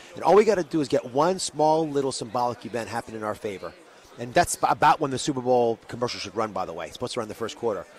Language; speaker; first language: English; native; English